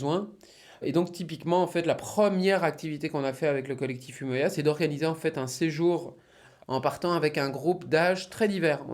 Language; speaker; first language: French; native; French